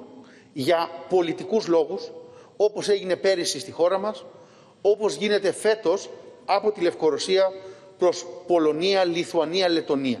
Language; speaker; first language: Greek; native; Greek